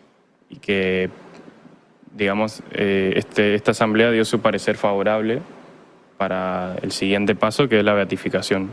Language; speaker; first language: Spanish; native; Spanish